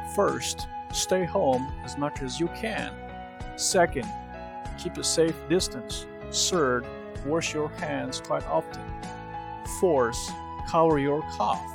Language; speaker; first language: English; non-native, fluent; Chinese